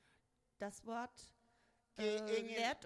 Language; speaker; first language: German; non-native, fluent; Spanish